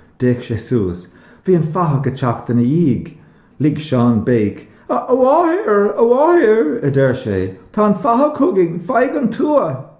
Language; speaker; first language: Irish; native; Irish